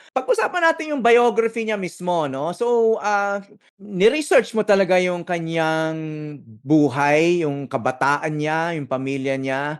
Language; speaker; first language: Filipino; native; Filipino